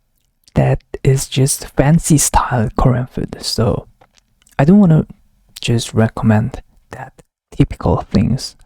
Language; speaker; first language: English; non-native, learner; Korean